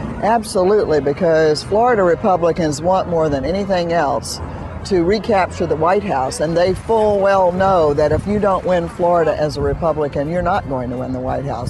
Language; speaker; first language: English; native; English